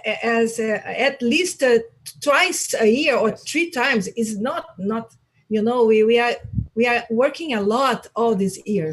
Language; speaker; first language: English; non-native, learner; Portuguese